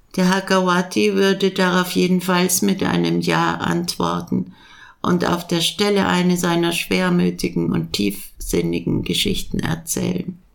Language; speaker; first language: German; native; German